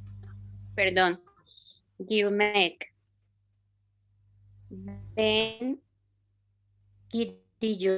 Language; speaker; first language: Turkish; non-native, learner; Spanish